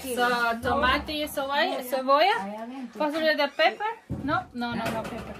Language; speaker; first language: Spanish; non-native, learner; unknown